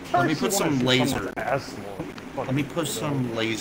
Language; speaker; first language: English; native; English